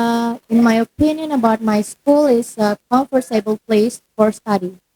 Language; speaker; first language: English; non-native, learner; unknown